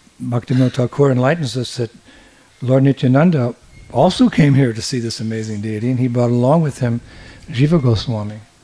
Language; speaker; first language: English; native; English